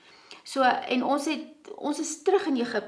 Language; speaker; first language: Afrikaans; native; Afrikaans